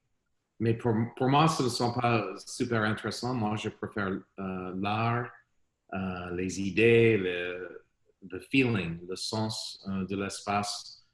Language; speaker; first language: French; non-native, learner; English